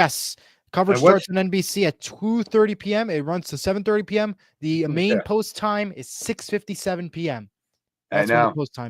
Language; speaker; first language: English; native; English